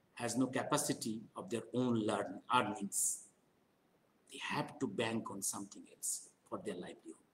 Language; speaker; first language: English; non-native, local second language; Bangla